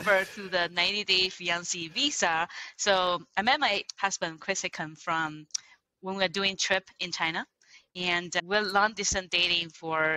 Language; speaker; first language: English; non-native, fluent; Chinese